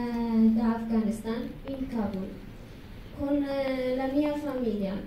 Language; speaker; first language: Italian; non-native, learner; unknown